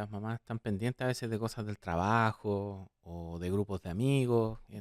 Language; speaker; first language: Spanish; native; Spanish